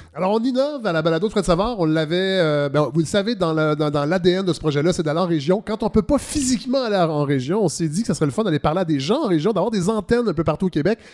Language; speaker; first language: French; native; French